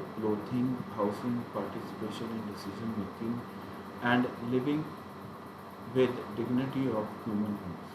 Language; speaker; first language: English; non-native, local second language; Punjabi